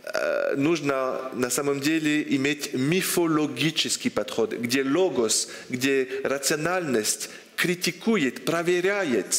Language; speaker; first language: Russian; non-native, fluent; French